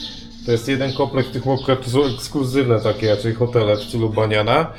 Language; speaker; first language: Polish; native; Polish